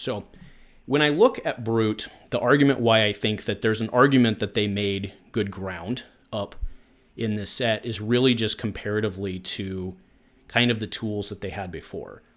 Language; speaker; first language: English; native; English